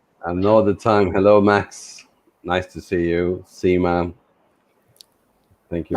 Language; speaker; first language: English; non-native, fluent; Portuguese